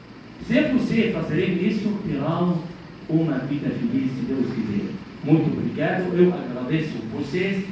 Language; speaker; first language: Portuguese; non-native, learner; Arabic